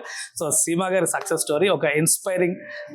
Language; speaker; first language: Telugu; native; Telugu